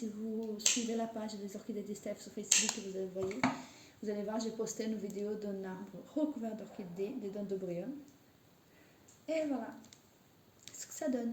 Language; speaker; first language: French; native; French